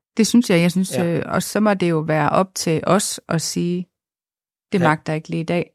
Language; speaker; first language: Danish; native; Danish